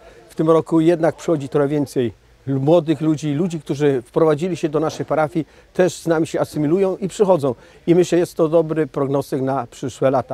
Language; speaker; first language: Polish; native; Polish